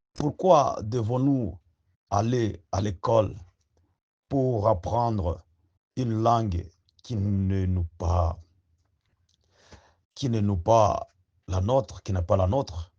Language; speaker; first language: French; non-native, local second language; Swahili